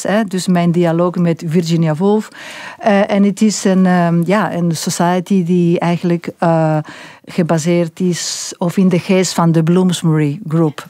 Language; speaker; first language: Dutch; non-native, local second language; French